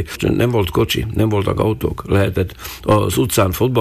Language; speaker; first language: Hungarian; non-native, local second language; Slovak